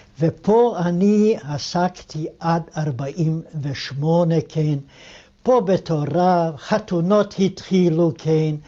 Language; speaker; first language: Hebrew; non-native, fluent; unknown